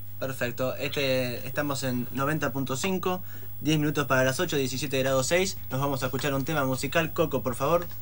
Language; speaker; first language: Spanish; native; Spanish